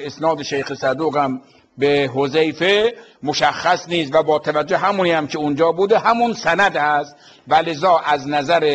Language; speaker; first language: Persian; native; Persian